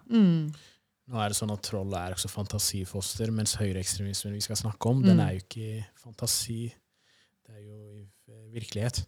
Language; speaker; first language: Norwegian; early bilingual, other home language; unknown